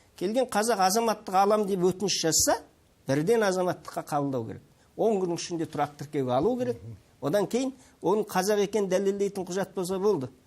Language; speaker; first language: Kazakh; early bilingual, heritage; Kazakh